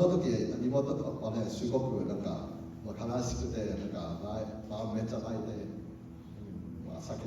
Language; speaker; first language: Japanese; non-native, learner; Cantonese